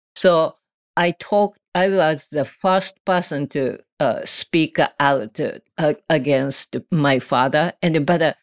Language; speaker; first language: English; non-native, learner; Japanese